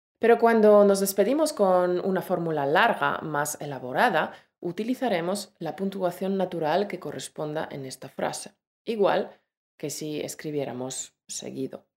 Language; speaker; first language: Spanish; native; Spanish